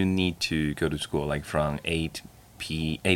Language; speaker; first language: English; non-native, learner; Chinese